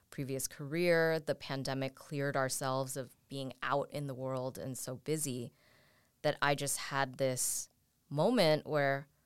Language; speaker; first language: English; native; English